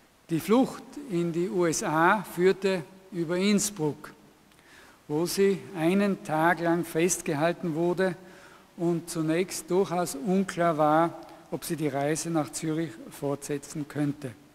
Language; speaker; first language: German; native; German